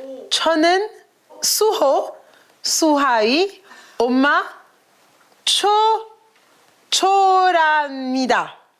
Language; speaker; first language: Korean; non-native, learner; English